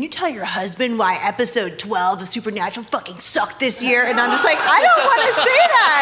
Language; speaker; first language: English; native; English